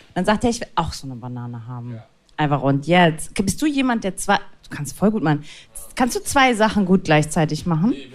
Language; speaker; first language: German; native; German